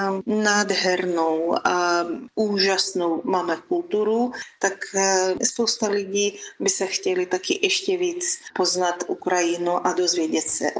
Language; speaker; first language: Czech; non-native, fluent; Ukrainian